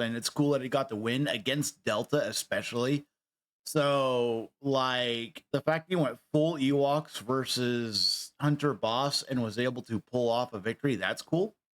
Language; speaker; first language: English; native; English